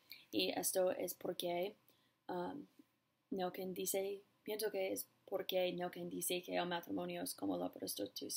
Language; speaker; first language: Spanish; non-native, learner; English